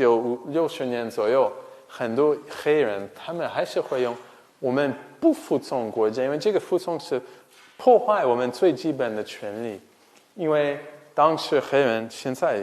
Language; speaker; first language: Chinese; non-native, fluent; English